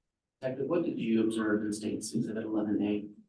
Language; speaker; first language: English; native; English